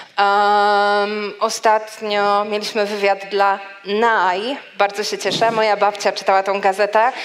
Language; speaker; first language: Polish; native; Polish